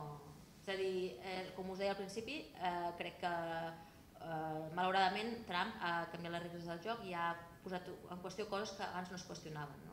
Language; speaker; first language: Catalan; native; Catalan